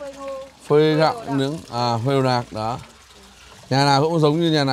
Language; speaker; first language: Vietnamese; native; Vietnamese